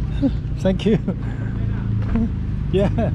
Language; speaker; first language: English; non-native, learner; Chinese